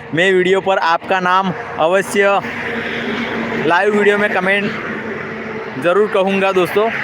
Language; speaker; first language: Hindi; non-native, local second language; Gujarati